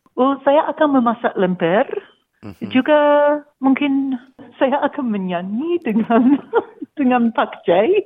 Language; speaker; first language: Indonesian; non-native, learner; English